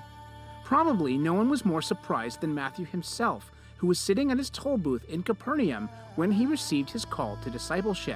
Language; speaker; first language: English; native; English